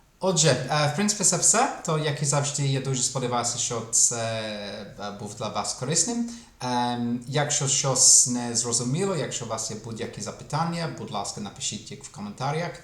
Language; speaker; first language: Ukrainian; non-native, fluent; English